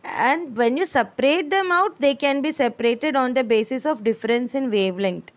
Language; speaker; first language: English; non-native, local second language; Malayalam